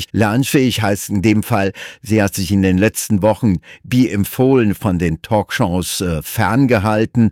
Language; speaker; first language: German; native; German